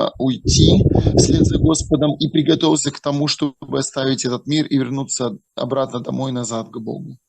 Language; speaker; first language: Russian; native; Russian